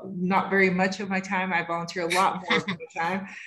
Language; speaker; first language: English; native; English